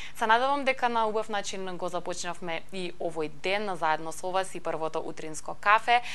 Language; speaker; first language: Macedonian; native; Macedonian